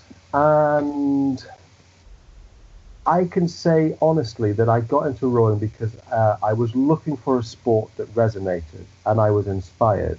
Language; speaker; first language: English; native; English